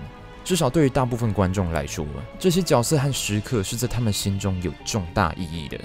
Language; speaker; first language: Chinese; native; Chinese